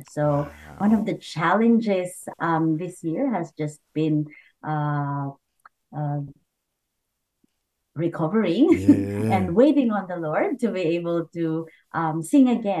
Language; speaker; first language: English; non-native, local second language; Bikol